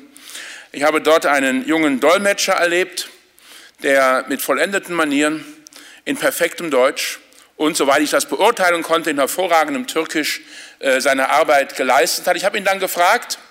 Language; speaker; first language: German; native; German